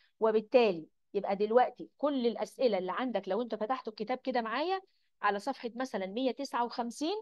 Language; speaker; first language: Arabic; native; Arabic